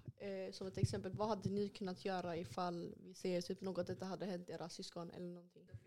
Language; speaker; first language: Swedish; early bilingual, other home language; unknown